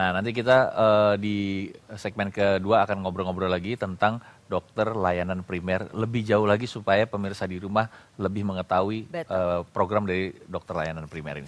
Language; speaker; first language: Indonesian; native; Indonesian